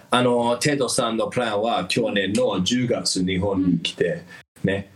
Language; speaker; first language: Japanese; non-native, fluent; English